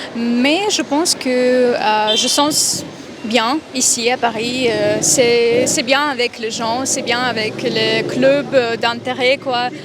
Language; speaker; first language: French; non-native, fluent; Russian